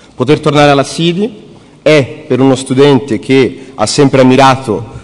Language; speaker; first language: Italian; non-native, fluent; Portuguese